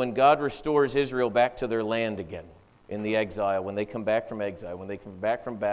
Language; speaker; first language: English; native; English